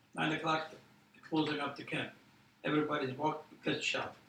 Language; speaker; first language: English; non-native, fluent; Polish